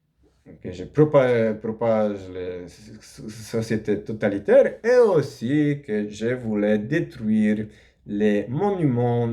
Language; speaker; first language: French; non-native, learner; Polish